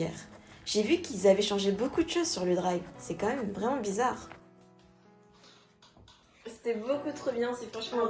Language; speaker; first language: French; native; French